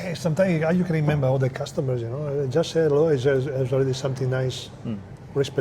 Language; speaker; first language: English; non-native, fluent; Italian